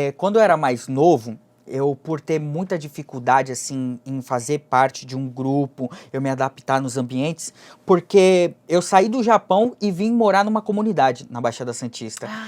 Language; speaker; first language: Portuguese; early bilingual, other home language; Japanese